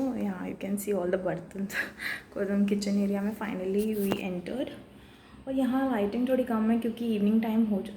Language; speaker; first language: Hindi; non-native, local second language; Nepali